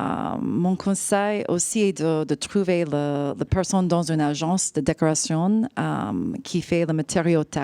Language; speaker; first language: French; non-native, fluent; English